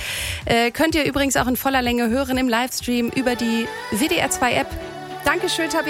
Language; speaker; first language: German; native; German